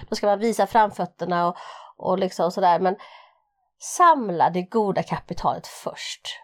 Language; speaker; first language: Swedish; early bilingual, other home language; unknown